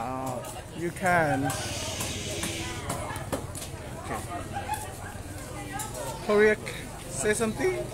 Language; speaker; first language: English; non-native, learner; Thai